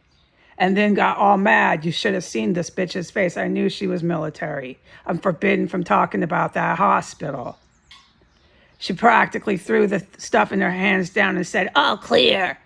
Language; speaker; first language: English; native; English